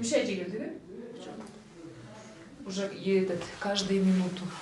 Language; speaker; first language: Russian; non-native, local second language; Kyrgyz